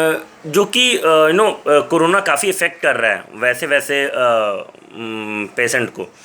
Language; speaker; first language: Hindi; native; Hindi